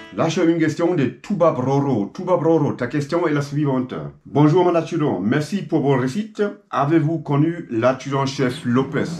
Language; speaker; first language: French; non-native, fluent; German